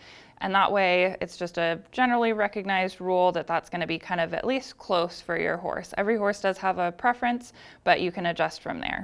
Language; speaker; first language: English; native; English